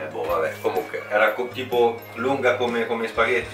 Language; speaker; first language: Italian; native; Italian